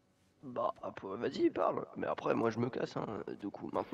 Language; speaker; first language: French; native; French